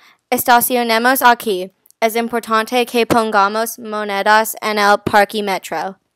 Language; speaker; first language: Spanish; non-native, learner; English